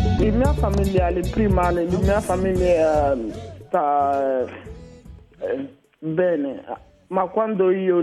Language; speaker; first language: Italian; non-native, learner; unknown